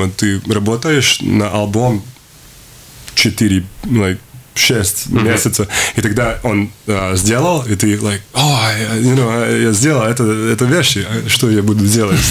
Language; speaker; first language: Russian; non-native, local second language; Latvian